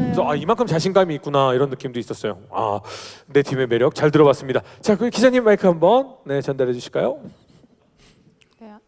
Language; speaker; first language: Korean; native; Korean